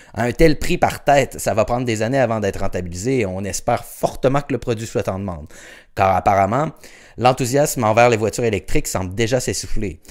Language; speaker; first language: French; native; French